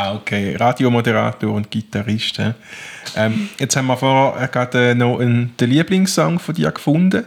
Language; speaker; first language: German; native; German